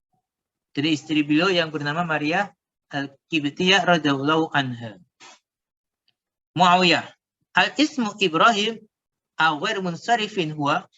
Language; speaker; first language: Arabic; non-native, fluent; Indonesian